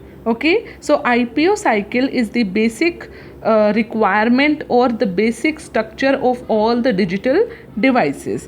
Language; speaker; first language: English; non-native, local second language; Hindi